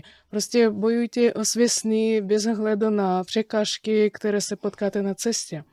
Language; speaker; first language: Czech; non-native, fluent; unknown